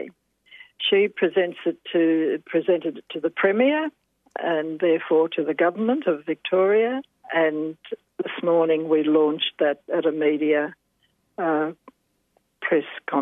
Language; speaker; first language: English; native; English